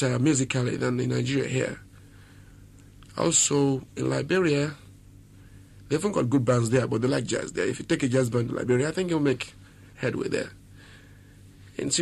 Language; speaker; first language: English; non-native, local second language; Yoruba